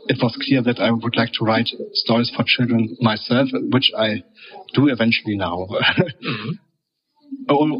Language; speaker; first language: English; non-native, fluent; German